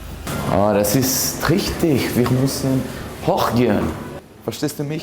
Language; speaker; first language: German; non-native, learner; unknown